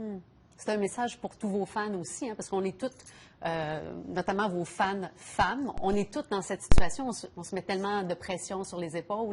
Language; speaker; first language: French; native; French